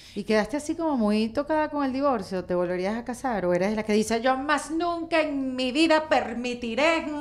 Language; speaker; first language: Spanish; native; Spanish